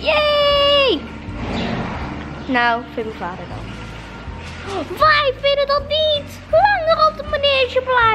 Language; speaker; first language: Dutch; native; Dutch